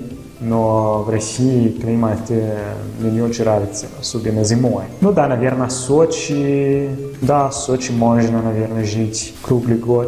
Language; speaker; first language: Russian; non-native, fluent; Italian